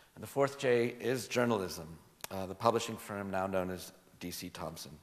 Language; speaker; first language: English; native; English